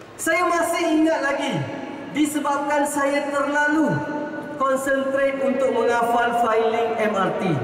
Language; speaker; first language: Malay; non-native, local second language; Tamil